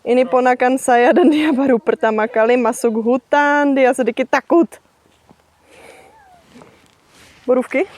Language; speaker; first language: Indonesian; non-native, fluent; Czech